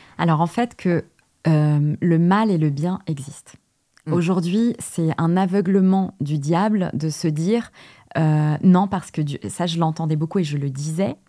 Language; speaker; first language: French; early bilingual, other home language; Portuguese